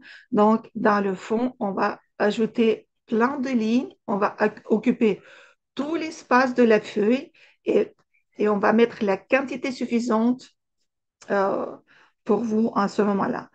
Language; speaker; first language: French; non-native, fluent; Russian